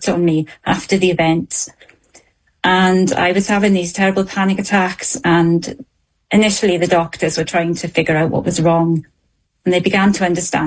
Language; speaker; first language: English; native; English